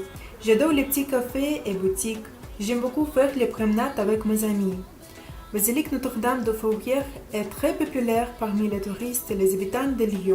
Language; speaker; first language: French; non-native, learner; Russian